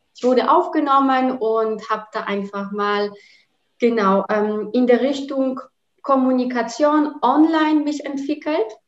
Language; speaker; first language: German; non-native, fluent; Polish